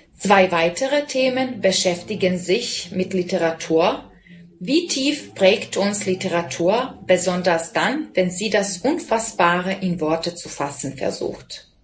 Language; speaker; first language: German; non-native, fluent; Serbian